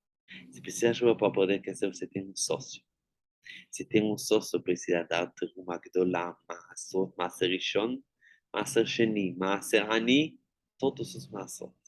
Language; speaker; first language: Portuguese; non-native, fluent; Hebrew